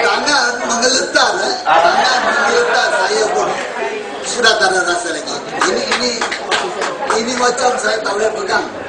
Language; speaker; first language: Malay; non-native, local second language; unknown